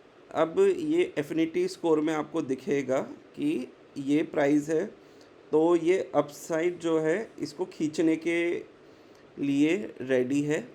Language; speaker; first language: Hindi; native; Hindi